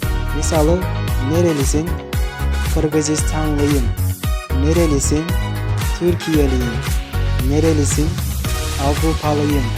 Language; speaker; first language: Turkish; non-native, fluent; Kyrgyz